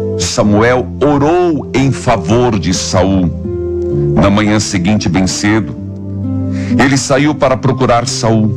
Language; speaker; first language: Portuguese; native; Portuguese